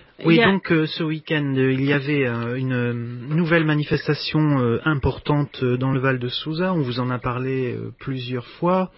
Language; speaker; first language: French; native; French